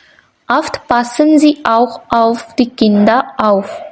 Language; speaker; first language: German; non-native, learner; Urdu